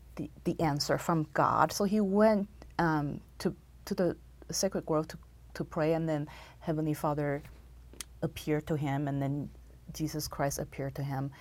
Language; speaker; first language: English; non-native, fluent; Chinese